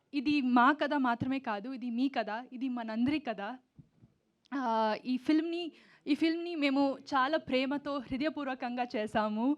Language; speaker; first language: Telugu; non-native, learner; Tamil